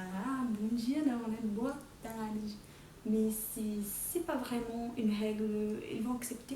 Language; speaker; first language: French; non-native, fluent; Portuguese